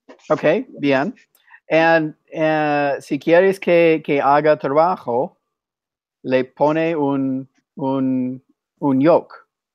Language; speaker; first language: Spanish; non-native, fluent; English